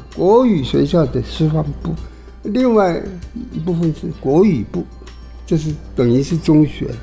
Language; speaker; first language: Chinese; non-native, local second language; Hakka Chinese